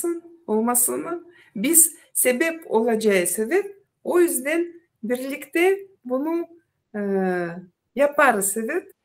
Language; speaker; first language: Turkish; non-native, learner; Russian